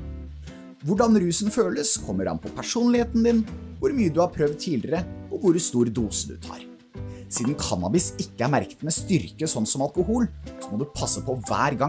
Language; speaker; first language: Norwegian; native; Norwegian